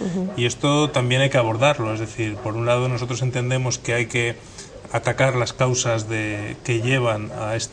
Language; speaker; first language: Spanish; native; Spanish